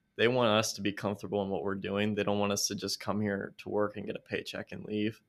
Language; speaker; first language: English; native; English